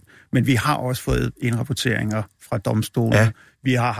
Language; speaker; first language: Danish; native; Danish